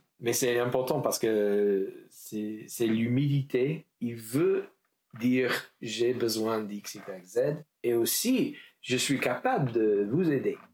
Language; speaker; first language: French; non-native, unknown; English